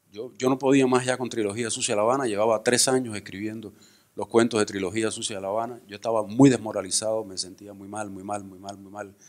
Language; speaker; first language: Spanish; native; Spanish